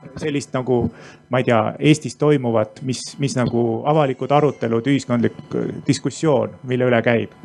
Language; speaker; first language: Estonian; native; Estonian